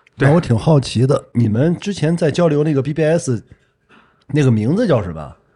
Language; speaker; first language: Chinese; native; Chinese